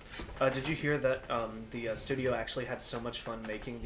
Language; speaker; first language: English; early bilingual, other home language; Spanish